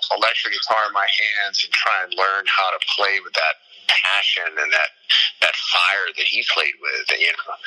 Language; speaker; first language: English; native; English